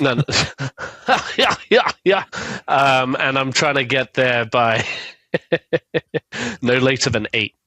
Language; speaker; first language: English; native; English